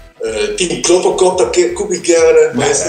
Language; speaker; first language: German; non-native, learner; Dutch